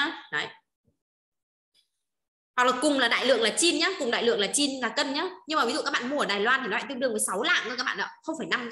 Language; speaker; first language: Vietnamese; native; Vietnamese